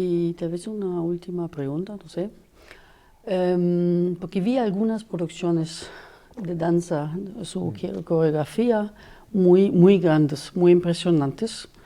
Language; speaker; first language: Spanish; non-native, fluent; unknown